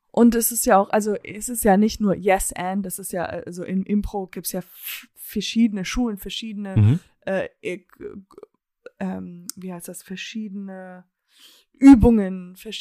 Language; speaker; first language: German; early bilingual, heritage; German